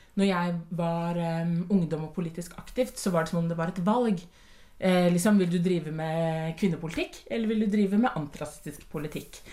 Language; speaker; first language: Norwegian; native; Norwegian